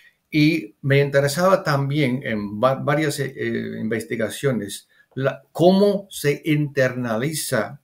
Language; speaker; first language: Spanish; non-native, fluent; English